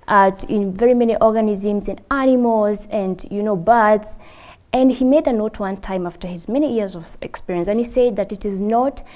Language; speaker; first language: English; non-native, local second language; Kikuyu